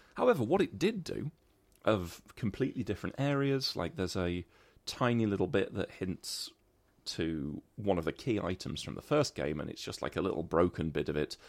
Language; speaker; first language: English; native; English